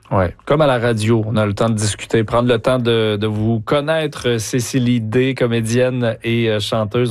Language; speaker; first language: French; native; French